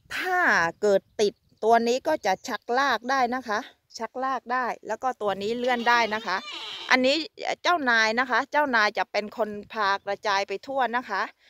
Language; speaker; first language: Thai; native; Thai